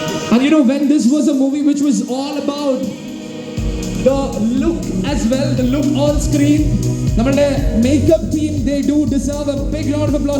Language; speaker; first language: English; non-native, local second language; Malayalam